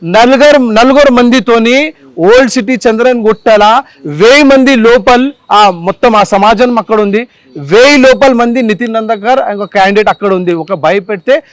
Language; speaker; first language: Telugu; non-native, local second language; Marathi